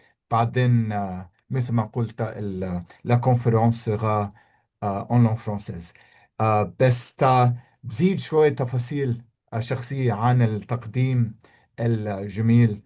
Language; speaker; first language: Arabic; non-native, fluent; English